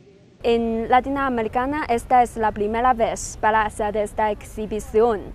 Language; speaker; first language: Spanish; non-native, fluent; Chinese